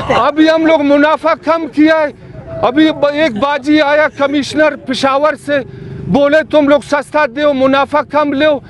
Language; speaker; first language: Urdu; non-native, local second language; Pashto